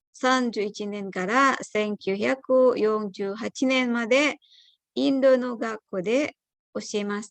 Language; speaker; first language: Japanese; non-native, fluent; Indonesian